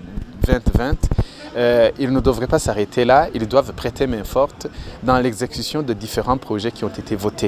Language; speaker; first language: French; non-native, local second language; Rundi